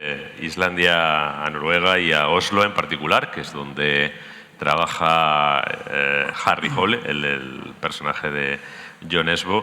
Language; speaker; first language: Spanish; native; Spanish